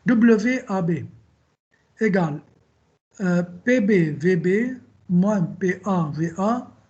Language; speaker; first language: French; non-native, local second language; Arabic